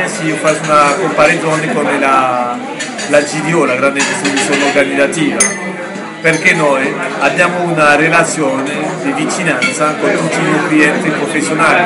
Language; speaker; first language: Italian; non-native, fluent; French